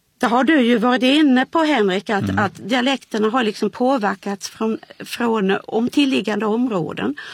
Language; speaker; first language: Swedish; native; Swedish